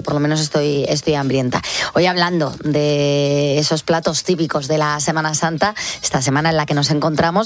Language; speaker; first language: Spanish; native; Spanish